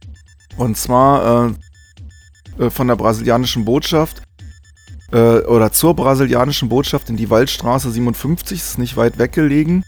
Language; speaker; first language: German; native; German